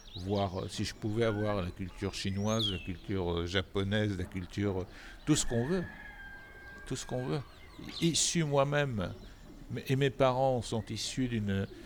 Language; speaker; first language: French; non-native, local second language; Arabic